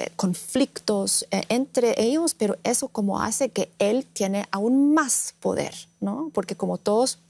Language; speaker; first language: Spanish; non-native, fluent; Russian